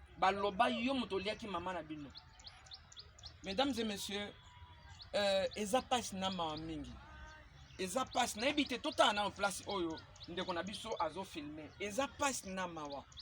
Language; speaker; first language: Lingala; native; Lingala